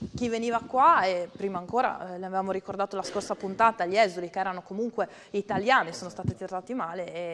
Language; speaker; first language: Italian; native; Italian